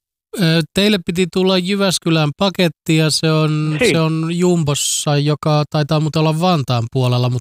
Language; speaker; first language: Finnish; native; Finnish